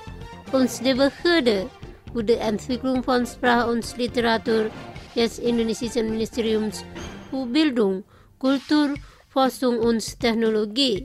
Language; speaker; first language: German; non-native, fluent; Indonesian